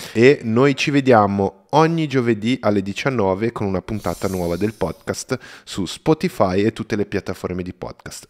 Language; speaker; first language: Italian; non-native, fluent; Portuguese